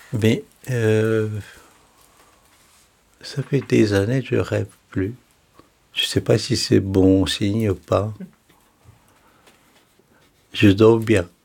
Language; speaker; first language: French; non-native, fluent; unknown